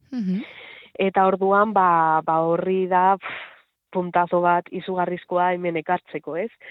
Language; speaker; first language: Basque; non-native, local second language; Spanish